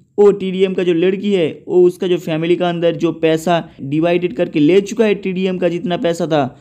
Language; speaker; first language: Hindi; non-native, local second language; Bangla